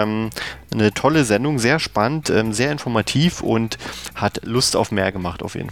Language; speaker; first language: German; native; German